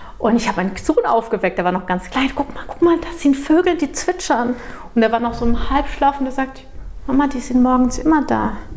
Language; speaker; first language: German; non-native, fluent; Portuguese